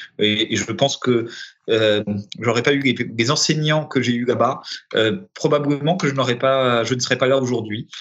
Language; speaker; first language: French; early bilingual, other home language; Romanian